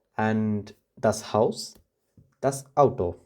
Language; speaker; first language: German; non-native, fluent; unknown